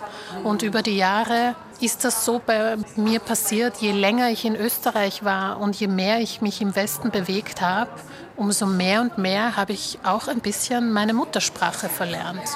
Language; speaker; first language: German; early bilingual, other home language; Slovak